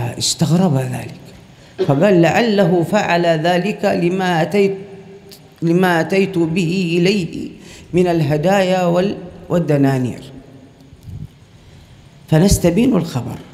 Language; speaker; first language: Arabic; native; Arabic